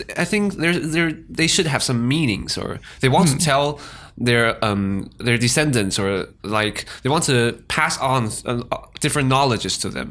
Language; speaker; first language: English; non-native, fluent; Chinese